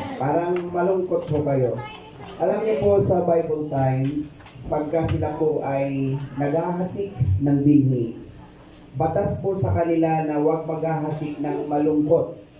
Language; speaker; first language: Filipino; non-native, local second language; Pampanga